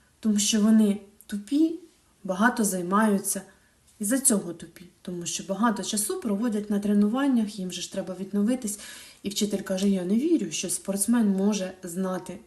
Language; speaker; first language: Ukrainian; non-native, local second language; Russian